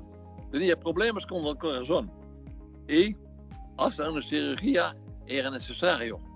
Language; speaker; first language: Spanish; non-native, fluent; Dutch